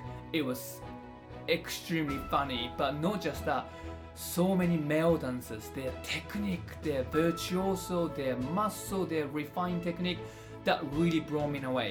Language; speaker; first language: English; non-native, fluent; Japanese